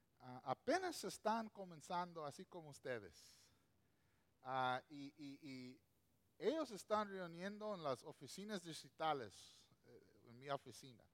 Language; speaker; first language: Spanish; non-native, local second language; English